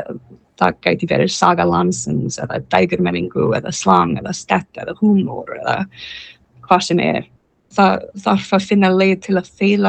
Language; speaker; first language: Icelandic; non-native, learner; English